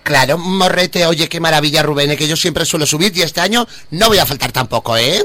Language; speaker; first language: Spanish; native; Spanish